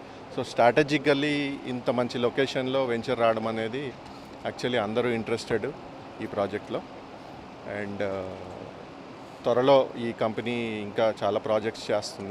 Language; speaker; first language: Telugu; native; Telugu